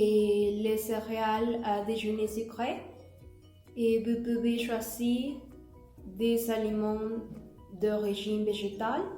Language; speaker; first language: French; non-native, learner; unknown